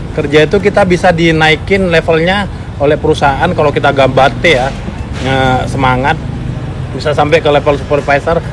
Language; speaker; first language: Indonesian; native; Indonesian